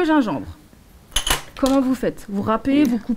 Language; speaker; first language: French; native; French